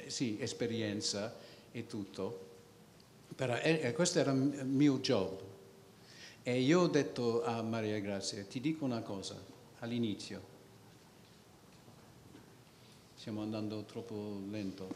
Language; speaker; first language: Italian; non-native, fluent; English